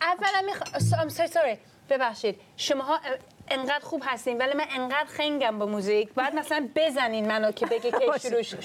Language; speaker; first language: Persian; early bilingual, other home language; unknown